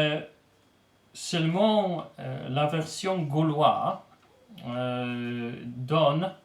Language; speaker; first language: French; non-native, learner; Polish